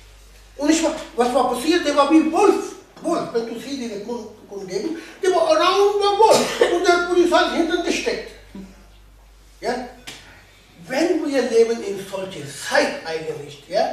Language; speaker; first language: German; non-native, learner; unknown